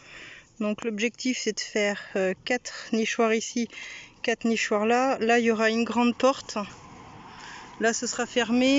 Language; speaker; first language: French; native; French